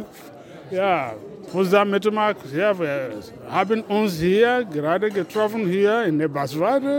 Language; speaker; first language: German; non-native, fluent; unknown